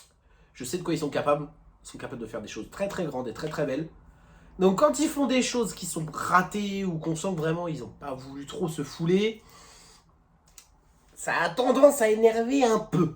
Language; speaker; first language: French; native; French